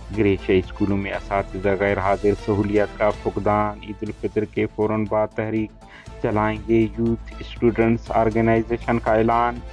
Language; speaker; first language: Urdu; non-native, local second language; Baluchi